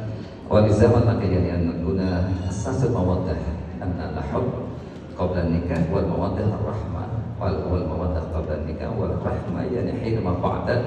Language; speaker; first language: Arabic; non-native, learner; Indonesian